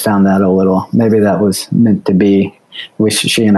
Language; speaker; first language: English; native; English